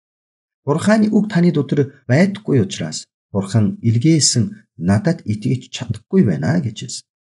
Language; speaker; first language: Mongolian; non-native, fluent; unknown